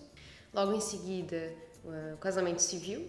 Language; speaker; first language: Portuguese; native; Portuguese